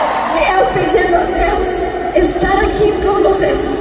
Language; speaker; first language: Portuguese; non-native, learner; Spanish